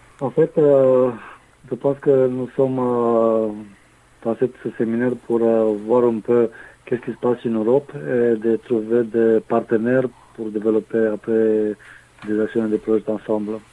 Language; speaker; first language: French; non-native, fluent; Romanian